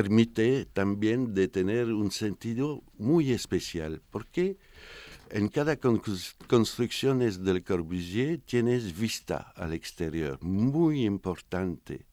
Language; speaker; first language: Spanish; non-native, fluent; French